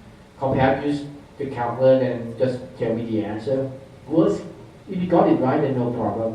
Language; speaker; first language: English; non-native, fluent; Thai